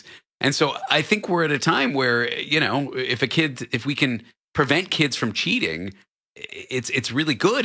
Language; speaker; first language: English; native; English